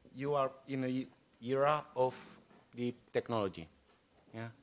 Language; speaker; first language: English; non-native, fluent; Romanian